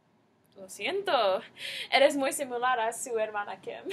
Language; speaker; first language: Spanish; non-native, learner; English